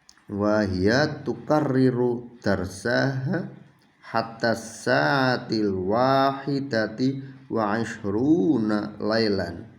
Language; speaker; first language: Arabic; non-native, learner; Indonesian